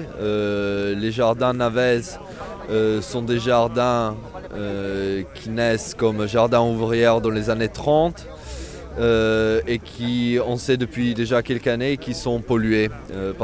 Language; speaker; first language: French; non-native, fluent; Italian